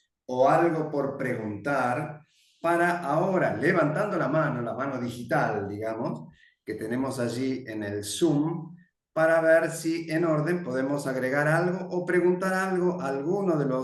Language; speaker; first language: Spanish; native; Spanish